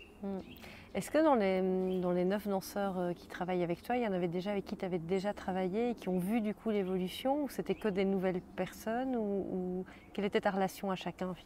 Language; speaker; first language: French; native; French